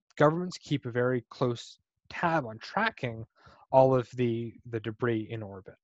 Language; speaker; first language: English; native; English